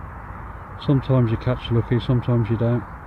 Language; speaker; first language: English; native; English